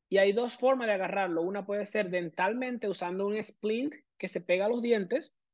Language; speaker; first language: Spanish; native; Spanish